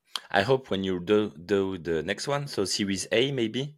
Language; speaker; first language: English; non-native, fluent; French